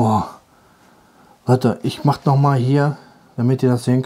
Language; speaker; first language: German; native; German